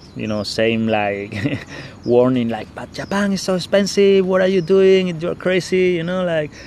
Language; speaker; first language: English; non-native, fluent; Spanish